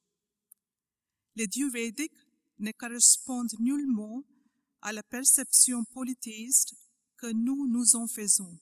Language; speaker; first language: French; non-native, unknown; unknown